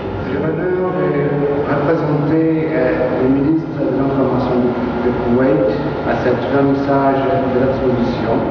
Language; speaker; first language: French; non-native, fluent; Arabic